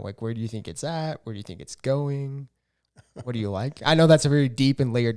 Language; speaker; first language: English; native; English